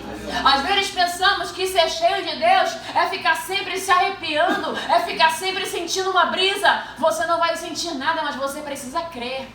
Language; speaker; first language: Portuguese; native; Portuguese